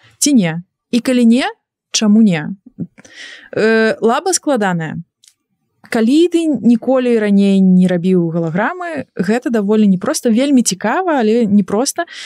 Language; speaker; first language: Belarusian; non-native, local second language; Russian